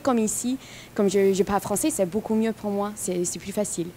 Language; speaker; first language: French; non-native, fluent; English